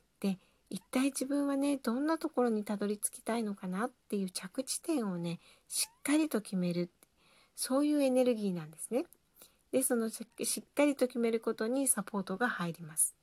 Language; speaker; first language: Japanese; native; Japanese